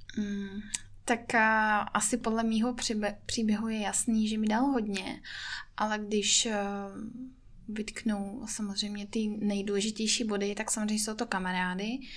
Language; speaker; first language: Czech; non-native, fluent; Russian